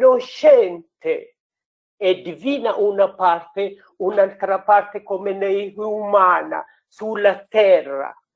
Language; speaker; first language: Italian; non-native, learner; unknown